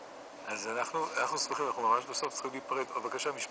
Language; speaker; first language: Hebrew; native; Hebrew